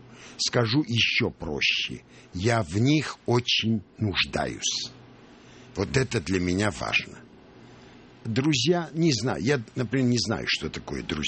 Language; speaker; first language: Russian; non-native, local second language; Armenian